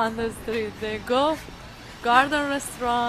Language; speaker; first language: English; non-native, learner; Persian